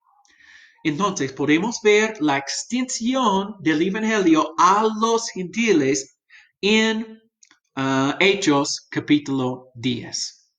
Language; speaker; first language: Spanish; non-native, fluent; English